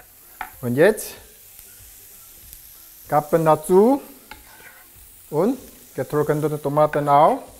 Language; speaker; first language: German; non-native, learner; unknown